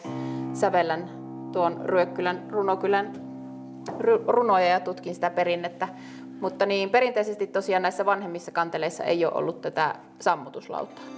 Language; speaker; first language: Finnish; native; Finnish